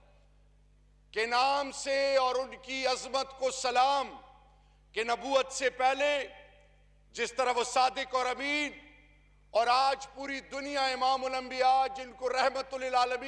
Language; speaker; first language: Urdu; non-native, local second language; Pashto